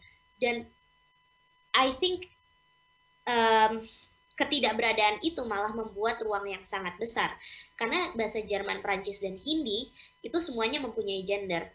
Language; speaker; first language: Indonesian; early bilingual, heritage; English